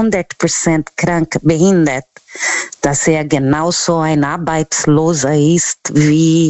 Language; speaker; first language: German; non-native, learner; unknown